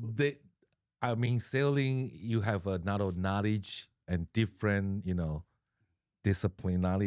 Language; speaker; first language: English; non-native, learner; Chinese